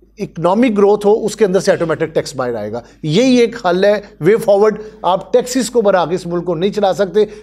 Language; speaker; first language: Urdu; native; Urdu